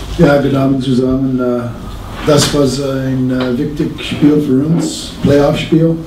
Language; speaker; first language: German; non-native, learner; English